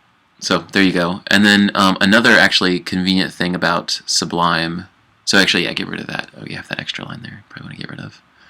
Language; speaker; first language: English; native; English